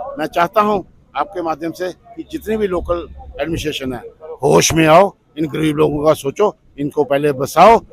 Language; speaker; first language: Hindi; non-native, local second language; Dogri